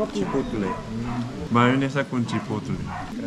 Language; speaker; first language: Spanish; non-native, learner; Korean